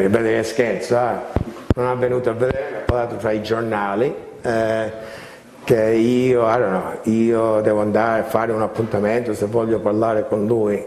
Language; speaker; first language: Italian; early bilingual, heritage; Italian